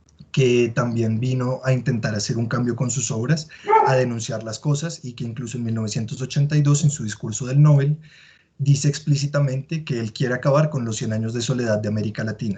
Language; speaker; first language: Spanish; native; Spanish